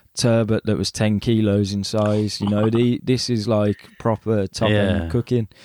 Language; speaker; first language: English; native; English